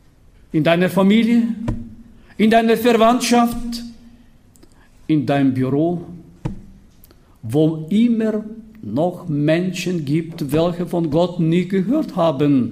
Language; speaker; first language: German; non-native, fluent; Bulgarian